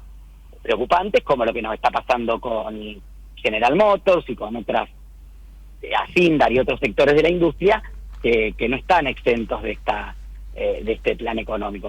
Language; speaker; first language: Spanish; native; Spanish